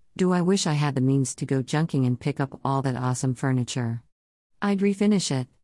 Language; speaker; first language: English; native; English